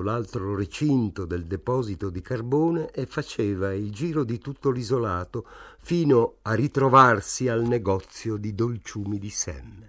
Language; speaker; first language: Italian; native; Italian